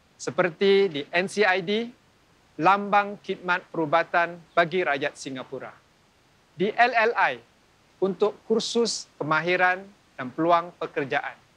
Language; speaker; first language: Malay; native; Malay